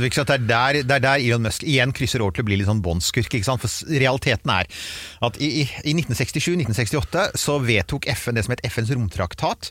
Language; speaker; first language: Norwegian; native; Norwegian